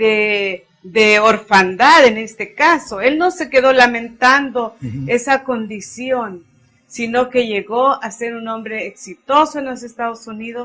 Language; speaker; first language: Spanish; native; Spanish